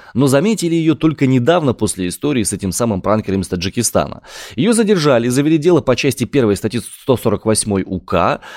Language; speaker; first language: Russian; native; Russian